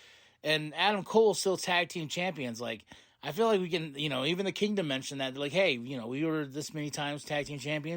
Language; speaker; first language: English; native; English